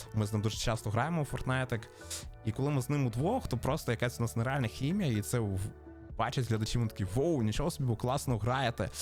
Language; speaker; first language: Ukrainian; native; Ukrainian